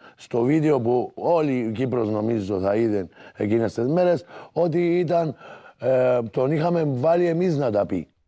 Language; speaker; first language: Greek; native; Greek